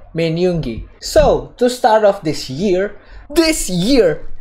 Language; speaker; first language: English; non-native, fluent; Indonesian